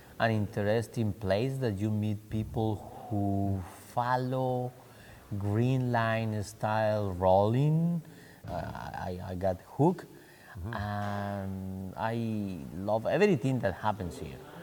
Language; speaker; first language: English; non-native, fluent; Spanish